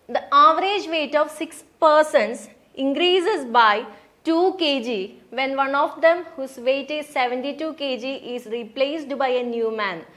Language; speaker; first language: English; non-native, local second language; Malayalam